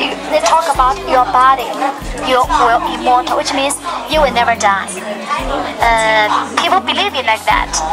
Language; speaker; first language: English; non-native, fluent; Chinese